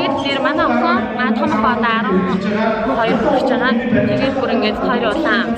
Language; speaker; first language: Mongolian; native; Mongolian